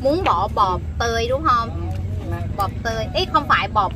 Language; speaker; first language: Vietnamese; early bilingual, heritage; Vietnamese